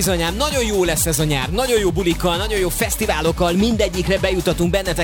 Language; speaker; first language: Hungarian; native; Hungarian